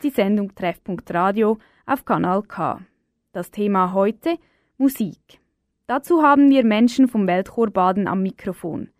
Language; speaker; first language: German; native; German